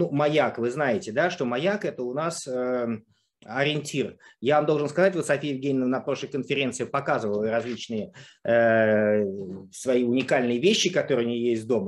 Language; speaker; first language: Russian; native; Russian